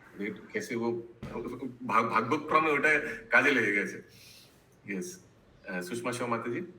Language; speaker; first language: Hindi; non-native, local second language; Bangla